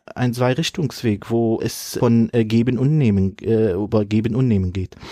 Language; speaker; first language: German; non-native, fluent; Arabic